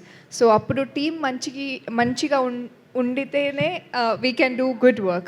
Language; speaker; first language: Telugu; non-native, learner; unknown